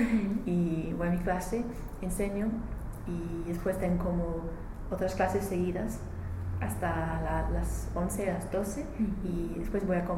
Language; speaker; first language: Spanish; non-native, learner; English